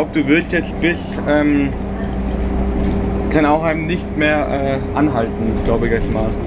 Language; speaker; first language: German; native; German